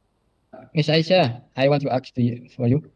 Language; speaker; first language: English; non-native, learner; Indonesian